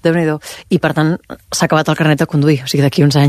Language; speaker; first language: Catalan; native; Catalan